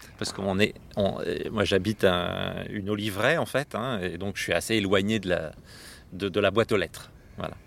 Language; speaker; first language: French; native; French